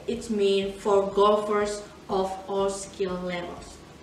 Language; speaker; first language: English; non-native, learner; Indonesian